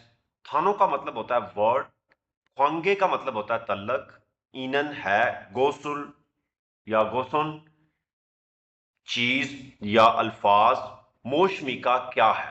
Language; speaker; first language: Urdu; non-native, local second language; Punjabi